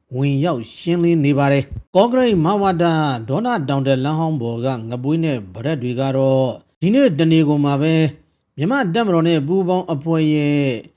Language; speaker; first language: Burmese; native; Burmese